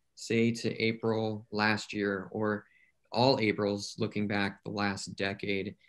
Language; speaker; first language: English; native; English